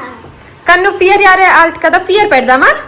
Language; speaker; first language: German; non-native, learner; Telugu